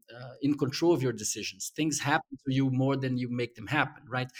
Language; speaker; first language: English; non-native, fluent; Portuguese